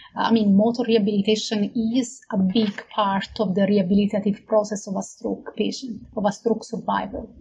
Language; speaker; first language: English; non-native, fluent; Italian